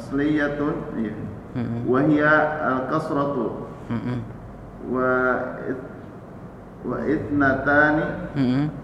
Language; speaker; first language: Arabic; non-native, learner; Indonesian